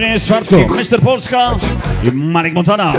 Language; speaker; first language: Polish; native; Polish